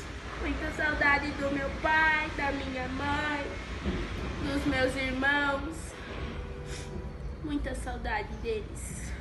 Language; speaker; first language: Portuguese; non-native, fluent; Haitian Creole